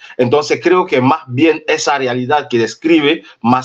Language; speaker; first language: Spanish; non-native, fluent; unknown